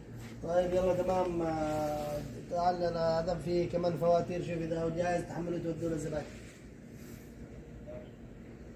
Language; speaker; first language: Arabic; non-native, learner; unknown